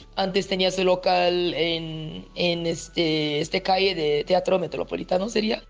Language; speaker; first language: Spanish; non-native, fluent; Japanese